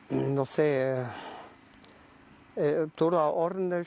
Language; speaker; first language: Spanish; non-native, local second language; German